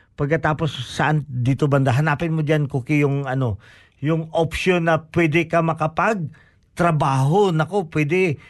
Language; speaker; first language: Filipino; non-native, local second language; Hiligaynon